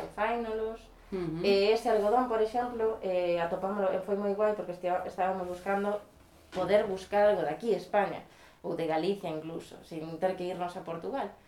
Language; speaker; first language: Spanish; native; Spanish